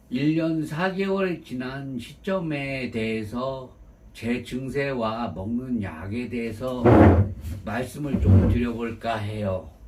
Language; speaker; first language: Korean; native; Korean